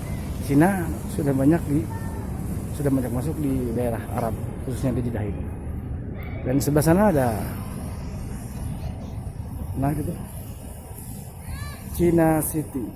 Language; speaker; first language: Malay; non-native, local second language; Sundanese